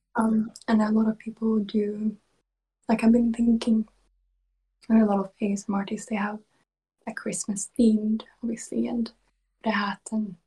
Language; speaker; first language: English; non-native, fluent; Swedish